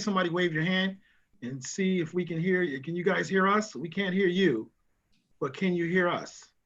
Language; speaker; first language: English; native; English